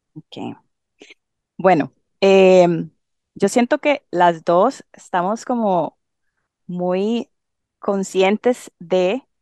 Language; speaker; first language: Spanish; native; Spanish